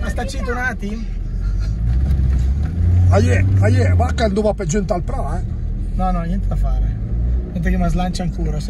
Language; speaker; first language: Italian; native; Italian